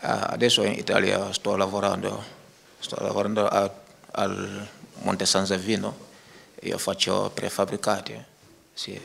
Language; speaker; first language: Italian; non-native, learner; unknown